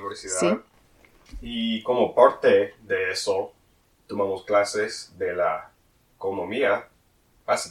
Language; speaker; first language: Spanish; non-native, learner; English